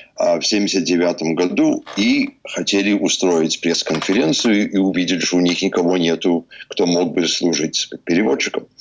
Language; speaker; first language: Russian; early bilingual, heritage; Russian